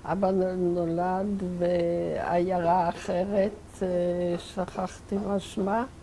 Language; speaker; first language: Hebrew; non-native, fluent; Yiddish